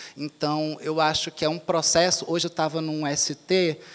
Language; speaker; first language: Portuguese; native; Portuguese